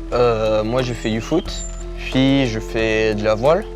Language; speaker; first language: French; non-native, fluent; Ukrainian